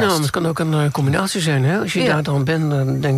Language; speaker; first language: Dutch; native; Dutch